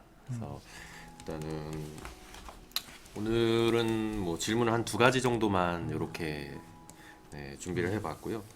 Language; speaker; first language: Korean; native; Korean